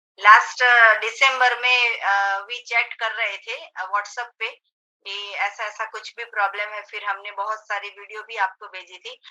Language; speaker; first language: Hindi; non-native, local second language; Gujarati